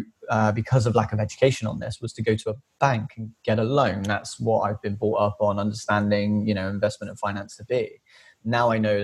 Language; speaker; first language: English; native; English